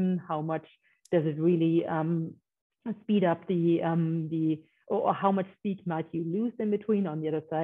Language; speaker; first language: English; non-native, fluent; German